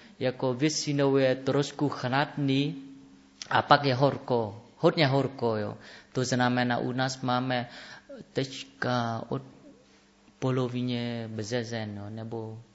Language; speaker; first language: Czech; non-native, learner; Vietnamese